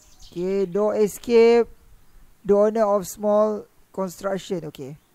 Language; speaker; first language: English; non-native, local second language; Malay